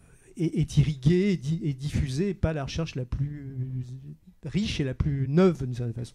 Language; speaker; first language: French; native; French